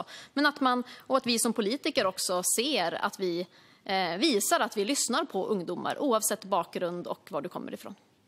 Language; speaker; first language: Swedish; native; Swedish